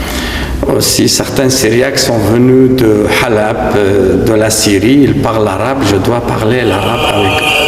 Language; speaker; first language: French; non-native, fluent; Aramaic